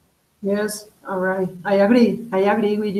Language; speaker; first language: English; non-native, learner; Spanish